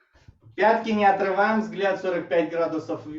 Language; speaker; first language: Russian; native; Russian